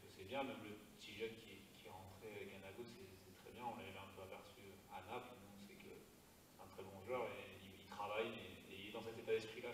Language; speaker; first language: French; native; French